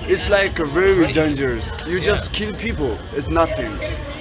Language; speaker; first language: English; non-native, learner; Tibetan